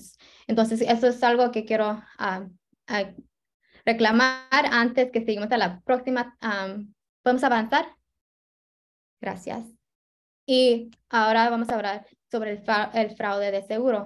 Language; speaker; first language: Spanish; early bilingual, heritage; Spanish